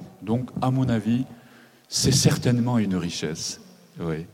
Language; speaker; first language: French; non-native, fluent; Japanese